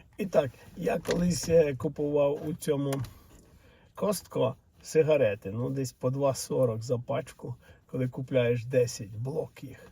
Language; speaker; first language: Ukrainian; native; Ukrainian